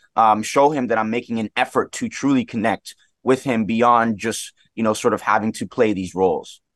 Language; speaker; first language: English; native; English